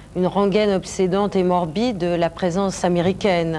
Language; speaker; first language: French; native; French